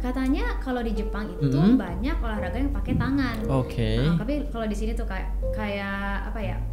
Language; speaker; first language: Indonesian; native; Indonesian